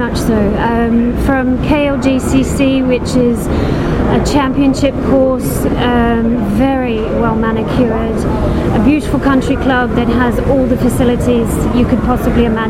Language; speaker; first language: English; native; English